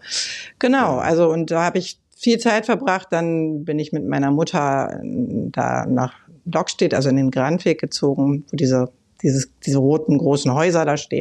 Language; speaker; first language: German; native; German